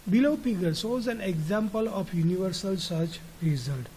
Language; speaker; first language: English; non-native, local second language; Gujarati